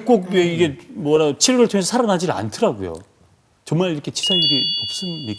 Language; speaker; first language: Korean; native; Korean